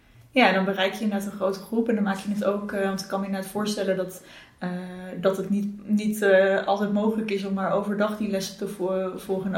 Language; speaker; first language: Dutch; native; Dutch